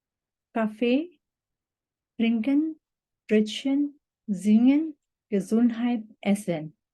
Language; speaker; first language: German; non-native, fluent; Indonesian